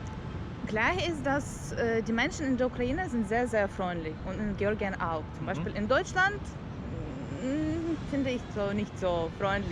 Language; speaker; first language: German; non-native, learner; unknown